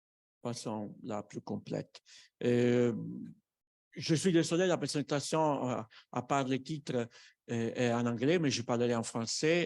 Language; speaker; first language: French; non-native, fluent; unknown